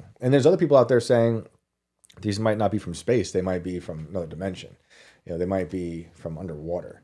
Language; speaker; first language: English; native; English